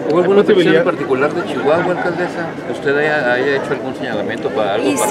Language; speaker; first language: Spanish; native; Spanish